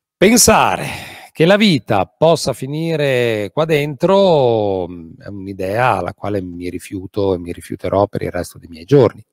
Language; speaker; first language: Italian; native; Italian